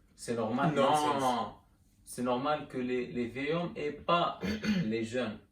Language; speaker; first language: French; non-native, learner; German